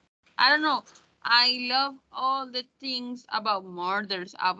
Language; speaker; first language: English; non-native, learner; Spanish